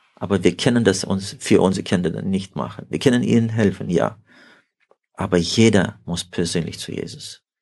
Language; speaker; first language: German; early bilingual, heritage; Russian